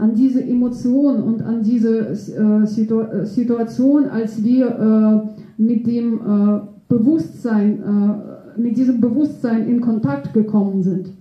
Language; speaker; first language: German; non-native, fluent; Russian